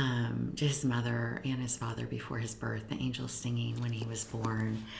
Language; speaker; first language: English; native; English